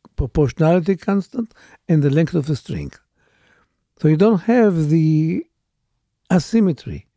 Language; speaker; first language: English; non-native, fluent; Hebrew